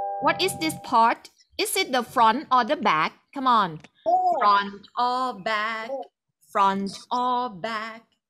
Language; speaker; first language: English; non-native, fluent; Thai